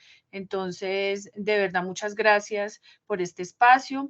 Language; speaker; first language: Spanish; native; Spanish